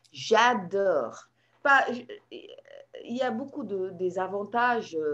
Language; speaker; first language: French; non-native, fluent; English